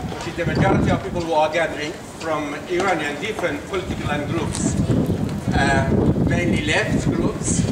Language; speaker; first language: English; non-native, fluent; Persian